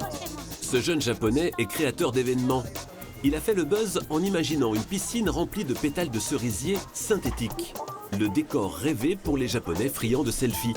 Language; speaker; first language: French; native; French